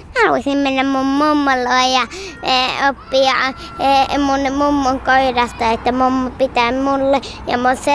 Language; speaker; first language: Finnish; non-native, learner; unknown